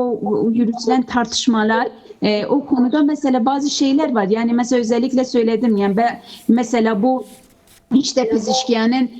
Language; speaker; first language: Turkish; non-native, fluent; Kurdish